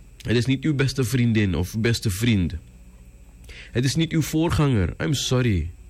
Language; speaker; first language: Dutch; native; Dutch